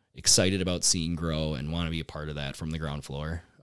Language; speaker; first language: English; native; English